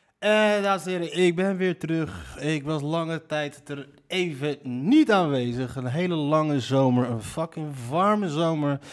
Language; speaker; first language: Dutch; early bilingual, other home language; Riffian